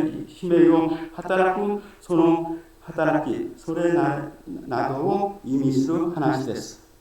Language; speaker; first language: Japanese; non-native, fluent; Korean